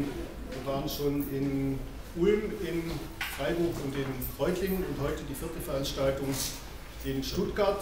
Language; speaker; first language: German; native; German